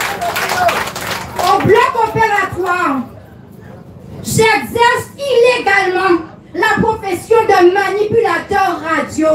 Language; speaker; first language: French; native; French